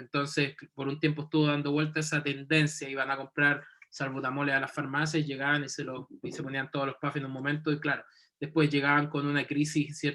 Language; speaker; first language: Spanish; native; Spanish